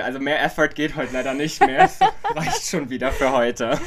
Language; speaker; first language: German; native; German